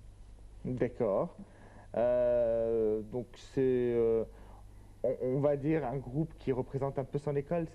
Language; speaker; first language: French; native; French